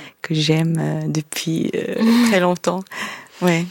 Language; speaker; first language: French; non-native, fluent; Korean